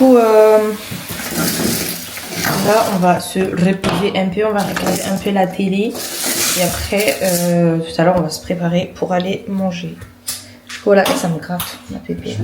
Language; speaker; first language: French; native; French